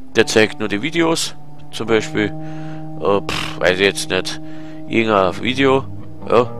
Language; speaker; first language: German; native; German